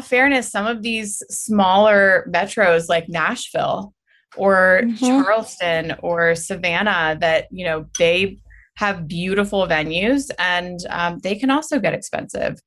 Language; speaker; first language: English; native; English